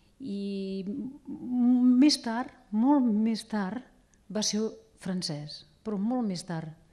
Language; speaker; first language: Catalan; native; Catalan